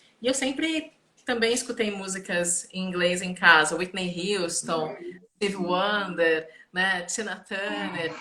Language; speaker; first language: Portuguese; native; Portuguese